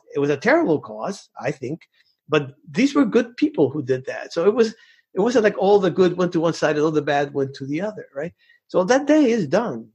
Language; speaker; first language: English; early bilingual, other home language; Spanish